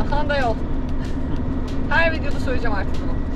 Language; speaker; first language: Turkish; native; Turkish